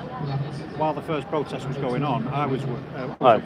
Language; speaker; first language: English; native; English